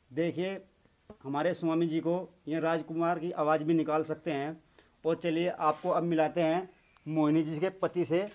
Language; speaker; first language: Hindi; native; Hindi